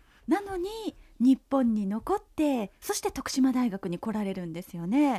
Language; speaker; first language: Japanese; native; Japanese